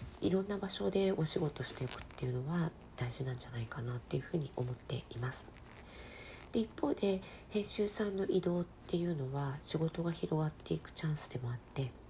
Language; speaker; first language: Japanese; native; Japanese